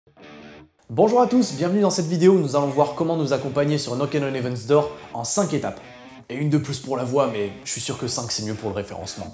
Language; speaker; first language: French; native; French